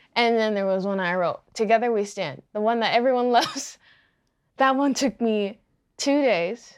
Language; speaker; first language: English; early bilingual, other home language; Yoruba